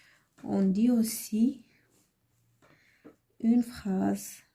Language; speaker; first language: French; non-native, learner; Arabic